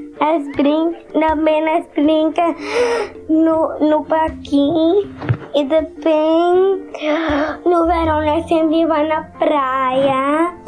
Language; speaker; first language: Portuguese; early bilingual, heritage; Portuguese